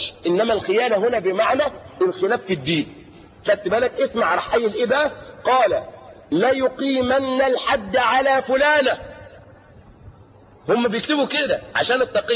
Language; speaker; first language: Arabic; native; Arabic